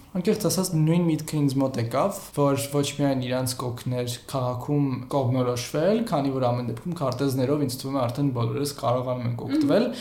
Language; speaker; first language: Armenian; native; Armenian